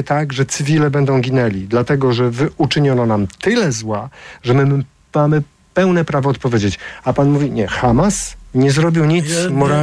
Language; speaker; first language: Polish; native; Polish